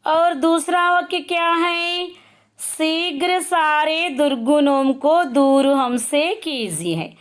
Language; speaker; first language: Hindi; non-native, local second language; Telugu